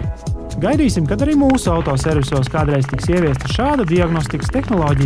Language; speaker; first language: Latvian; native; Latvian